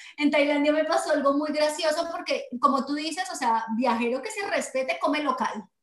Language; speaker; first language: Spanish; native; Spanish